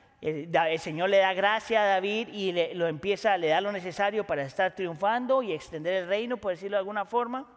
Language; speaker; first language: Spanish; native; Spanish